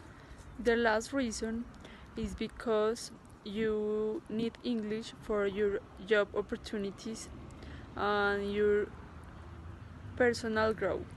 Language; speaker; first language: English; non-native, learner; Spanish